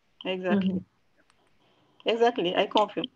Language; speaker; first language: English; non-native, learner; French